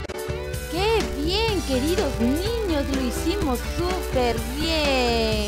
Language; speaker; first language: Spanish; native; Spanish